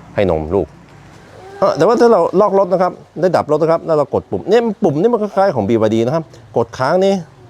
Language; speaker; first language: Thai; non-native, fluent; Norwegian